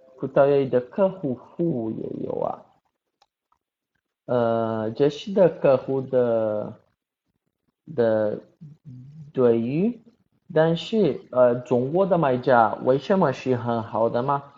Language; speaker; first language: Chinese; non-native, learner; Portuguese